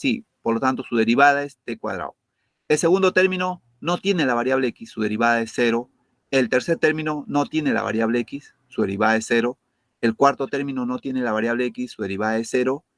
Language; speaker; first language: Spanish; native; Spanish